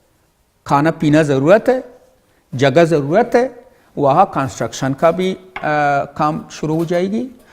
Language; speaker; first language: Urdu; non-native, learner; Pashto